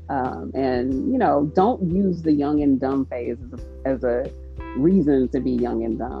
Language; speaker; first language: English; native; English